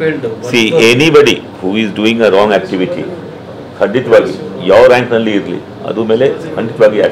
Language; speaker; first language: Kannada; non-native, fluent; Hindi